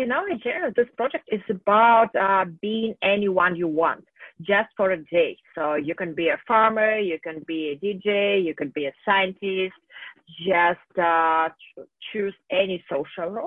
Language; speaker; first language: English; non-native, fluent; Russian